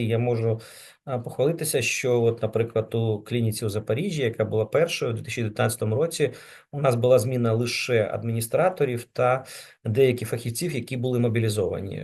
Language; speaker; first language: Ukrainian; native; Ukrainian